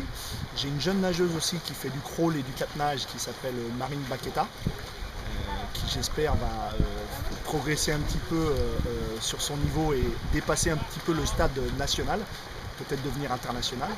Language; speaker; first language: French; native; French